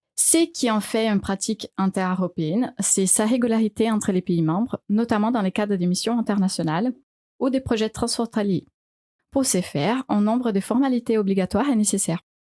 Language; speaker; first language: French; non-native, fluent; Portuguese